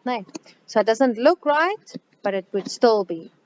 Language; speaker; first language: English; non-native, local second language; Afrikaans